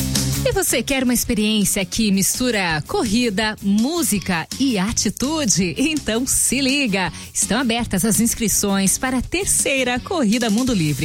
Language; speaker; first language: Portuguese; native; Portuguese